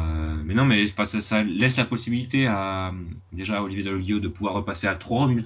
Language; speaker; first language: French; native; French